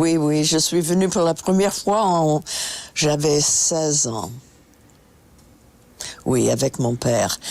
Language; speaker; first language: French; non-native, fluent; English